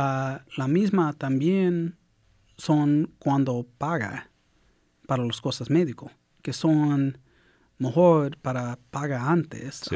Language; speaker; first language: Spanish; early bilingual, heritage; English